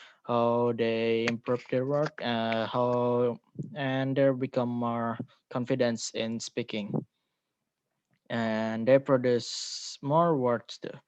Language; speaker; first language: English; non-native, learner; Indonesian